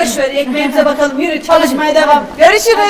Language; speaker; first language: Turkish; native; Turkish